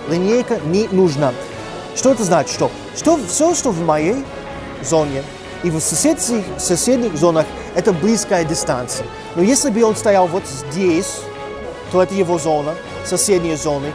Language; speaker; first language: Russian; non-native, fluent; English